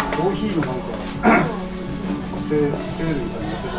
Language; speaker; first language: Japanese; native; Japanese